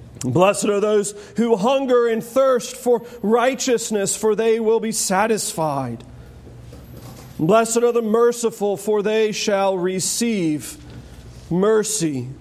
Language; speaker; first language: English; native; English